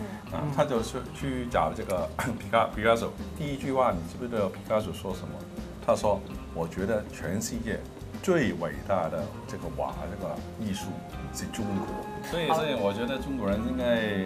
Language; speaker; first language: Chinese; non-native, local second language; Cantonese